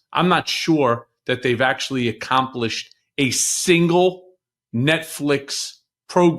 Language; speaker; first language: English; native; English